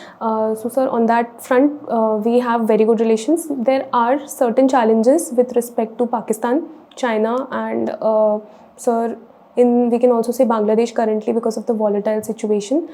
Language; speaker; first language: English; non-native, local second language; Hindi